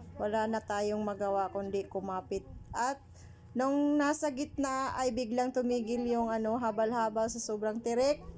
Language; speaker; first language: Filipino; non-native, local second language; Cebuano